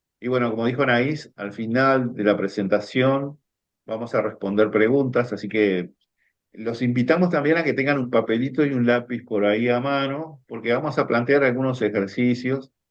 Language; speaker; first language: Spanish; native; Spanish